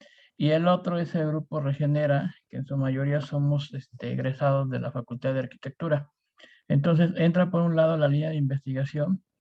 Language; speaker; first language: Spanish; native; Spanish